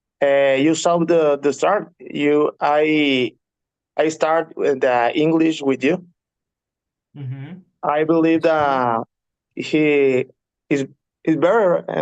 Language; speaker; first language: English; non-native, learner; Spanish